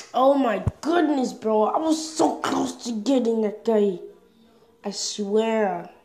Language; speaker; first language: English; native; English